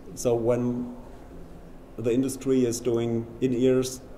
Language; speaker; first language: English; non-native, fluent; German